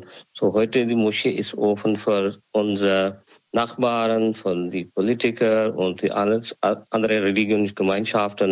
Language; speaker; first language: German; non-native, learner; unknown